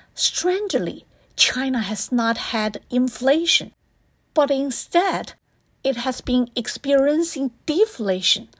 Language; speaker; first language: English; non-native, fluent; Chinese